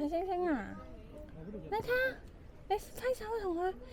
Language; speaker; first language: Cantonese; native; Cantonese